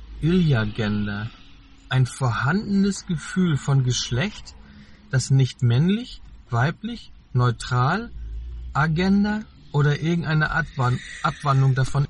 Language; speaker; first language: German; native; German